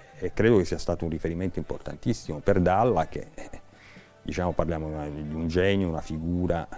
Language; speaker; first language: Italian; native; Italian